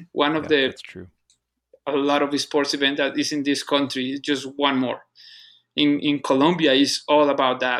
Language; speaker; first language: English; non-native, fluent; Spanish